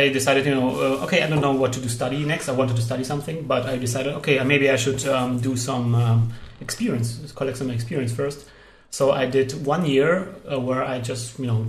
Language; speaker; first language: English; non-native, fluent; Polish